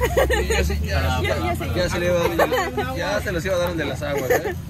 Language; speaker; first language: Spanish; native; Spanish